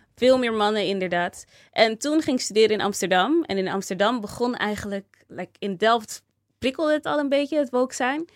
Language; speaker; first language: Dutch; native; Dutch